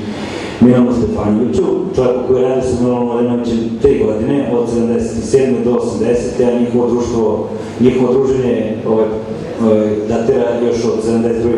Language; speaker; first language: Serbian; native; Serbian